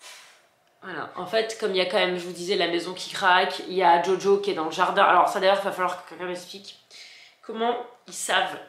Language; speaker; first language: French; native; French